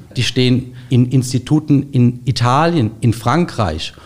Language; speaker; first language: German; native; German